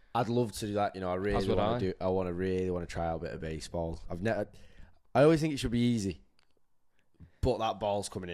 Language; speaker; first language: English; native; English